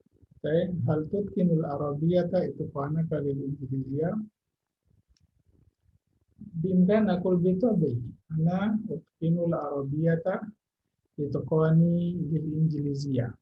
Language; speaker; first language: Arabic; non-native, fluent; Indonesian